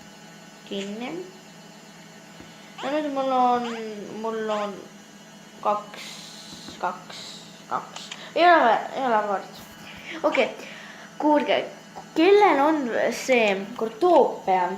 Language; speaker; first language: Estonian; non-native, local second language; Russian